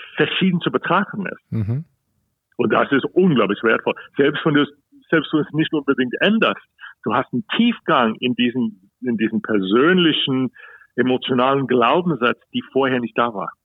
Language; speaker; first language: German; non-native, fluent; English